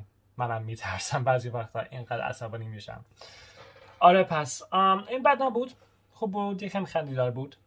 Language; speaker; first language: Persian; early bilingual, heritage; Persian